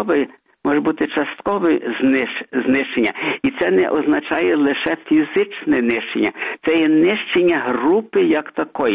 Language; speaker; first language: Ukrainian; early bilingual, heritage; Ukrainian